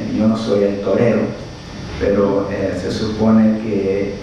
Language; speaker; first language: Spanish; early bilingual, heritage; Spanish